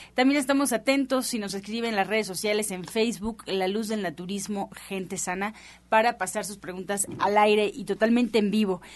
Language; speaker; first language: Spanish; native; Spanish